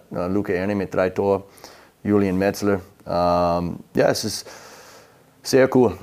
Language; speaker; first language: German; non-native, learner; English